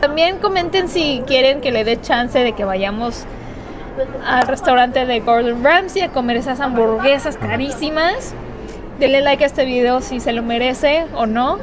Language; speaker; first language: Spanish; early bilingual, other home language; Korean